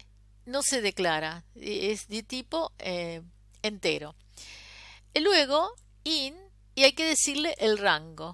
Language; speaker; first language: Spanish; native; Spanish